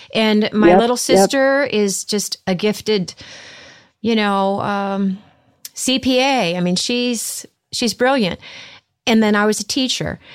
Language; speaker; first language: English; native; English